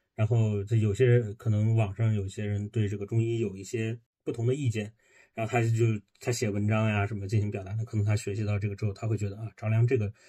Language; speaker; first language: Chinese; native; Chinese